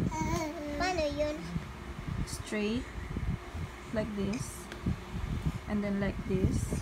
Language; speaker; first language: English; non-native, local second language; Filipino